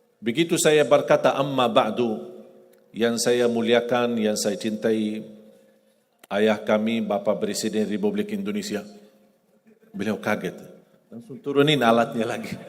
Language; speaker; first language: Malay; non-native, fluent; Arabic